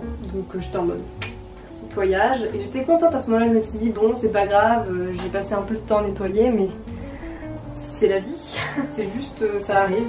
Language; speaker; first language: French; native; French